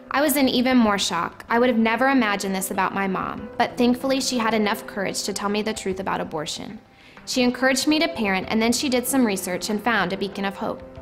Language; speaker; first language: English; native; English